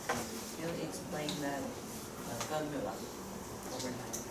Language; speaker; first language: English; non-native, learner; Chinese